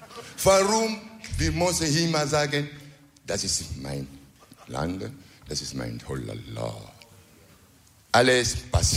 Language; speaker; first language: German; non-native, learner; French